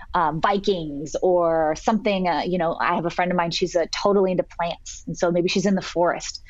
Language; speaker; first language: English; native; English